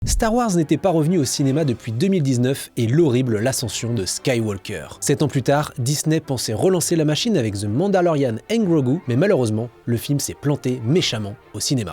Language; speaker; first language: French; native; French